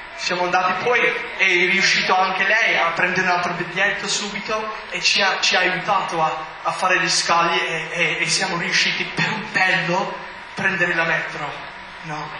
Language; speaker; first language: Italian; non-native, fluent; English